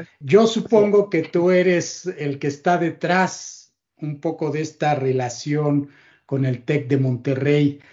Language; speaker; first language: Spanish; native; Spanish